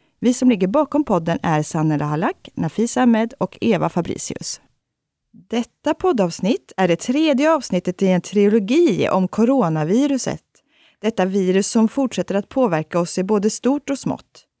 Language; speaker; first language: Swedish; native; Swedish